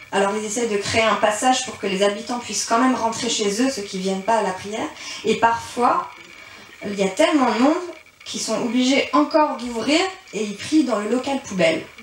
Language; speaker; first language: French; early bilingual, other home language; Persian